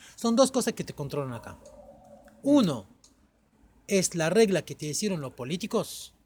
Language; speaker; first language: Spanish; non-native, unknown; Arabic